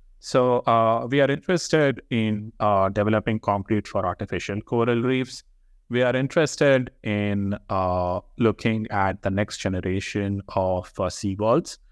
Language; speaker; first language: English; non-native, local second language; Telugu